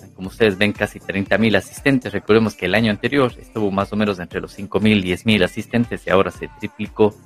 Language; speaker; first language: Spanish; native; Spanish